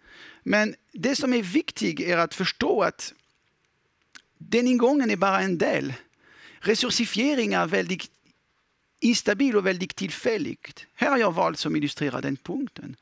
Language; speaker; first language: Swedish; non-native, fluent; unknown